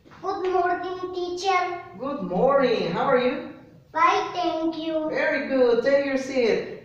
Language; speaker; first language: English; non-native, fluent; Spanish